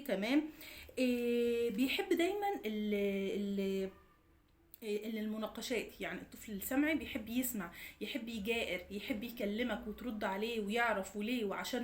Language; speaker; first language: Arabic; native; Arabic